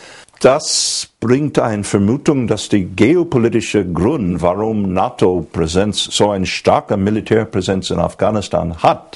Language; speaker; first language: German; non-native, fluent; English